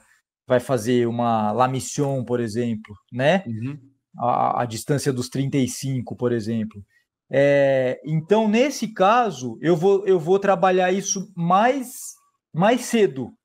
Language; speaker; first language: Portuguese; native; Portuguese